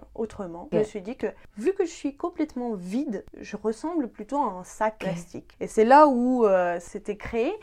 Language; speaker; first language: French; non-native, fluent; Ukrainian